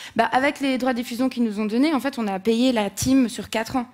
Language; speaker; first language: French; native; French